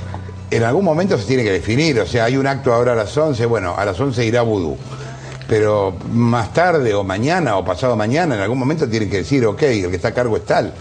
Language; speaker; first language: Spanish; native; Spanish